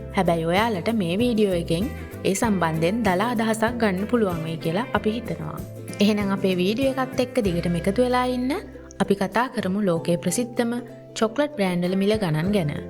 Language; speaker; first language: Sinhala; native; Sinhala